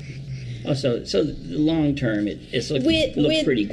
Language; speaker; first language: English; native; English